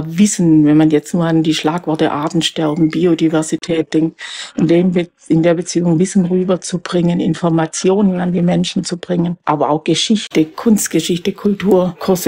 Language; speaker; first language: German; native; German